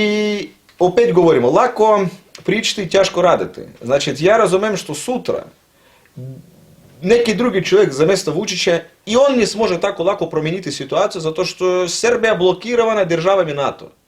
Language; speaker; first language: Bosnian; non-native, learner; Russian